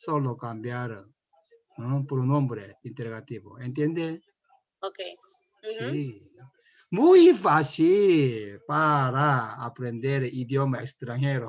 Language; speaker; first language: Spanish; non-native, learner; Korean